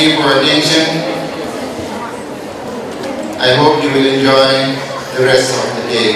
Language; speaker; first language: English; non-native, fluent; Indonesian